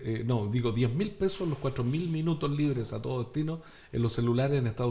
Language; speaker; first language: Spanish; native; Spanish